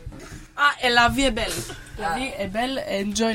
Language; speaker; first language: French; non-native, learner; Greek